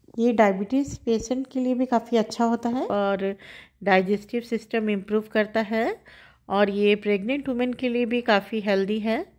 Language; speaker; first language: Hindi; native; Hindi